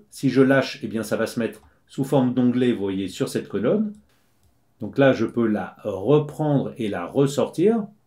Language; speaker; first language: French; native; French